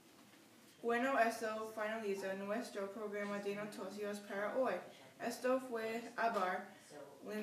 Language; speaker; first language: Spanish; non-native, learner; English